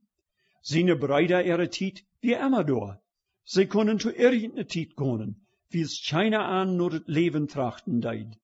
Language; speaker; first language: German; early bilingual, heritage; Plautdietsch